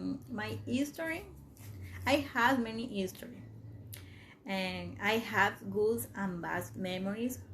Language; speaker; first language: English; non-native, learner; Spanish